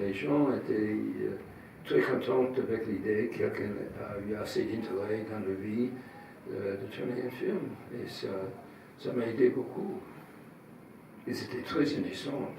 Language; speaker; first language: French; non-native, fluent; English